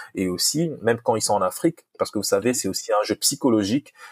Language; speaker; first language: French; non-native, local second language; Lingala